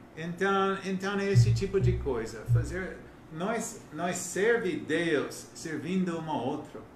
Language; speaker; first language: Portuguese; non-native, learner; English